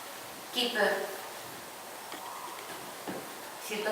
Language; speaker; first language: French; non-native, fluent; Ukrainian